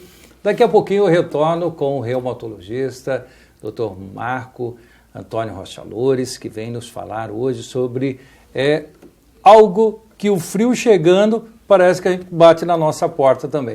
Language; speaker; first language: Portuguese; native; Portuguese